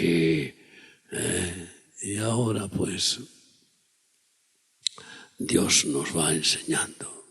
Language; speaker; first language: Spanish; native; Spanish